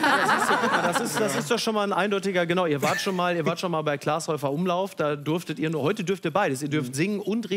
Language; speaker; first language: German; native; German